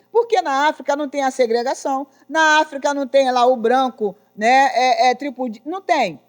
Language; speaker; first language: Portuguese; native; Portuguese